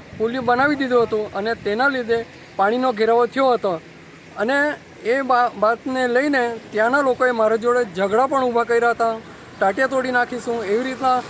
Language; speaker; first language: Gujarati; non-native, local second language; Gamit